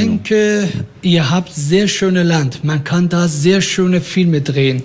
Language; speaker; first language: German; non-native, fluent; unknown